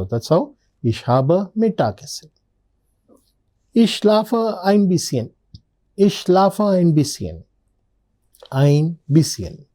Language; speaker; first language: German; non-native, learner; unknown